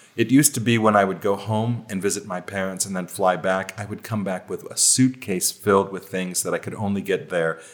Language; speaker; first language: English; native; English